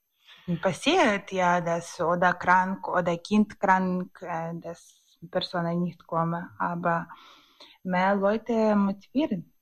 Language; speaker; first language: German; non-native, learner; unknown